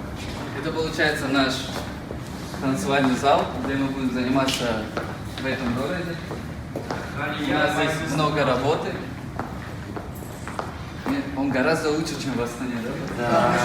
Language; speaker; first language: Russian; non-native, local second language; Kazakh